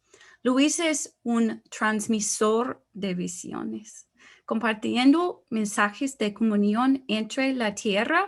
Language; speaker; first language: Spanish; non-native, fluent; English